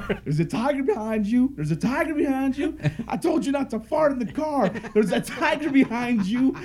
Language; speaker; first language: English; native; English